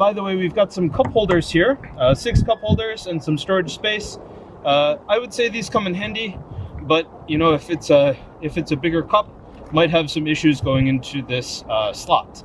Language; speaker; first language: English; native; English